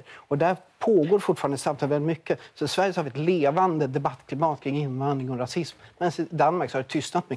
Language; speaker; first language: Swedish; native; Swedish